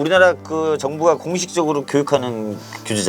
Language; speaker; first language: Korean; native; Korean